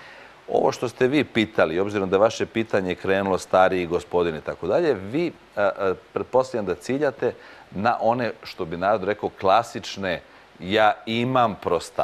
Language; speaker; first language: Croatian; native; Croatian